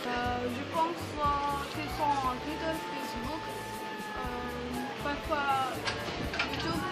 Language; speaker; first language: French; non-native, local second language; Arabic